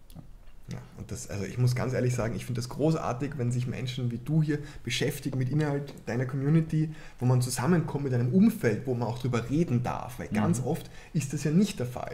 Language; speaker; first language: German; native; German